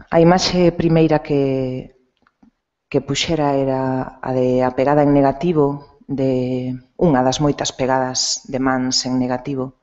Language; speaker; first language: Galician; non-native, local second language; Spanish